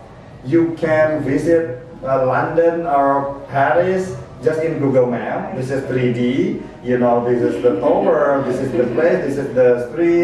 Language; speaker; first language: English; non-native, learner; Indonesian